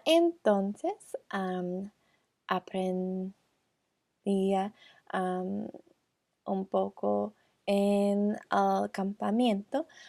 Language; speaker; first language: Spanish; non-native, learner; English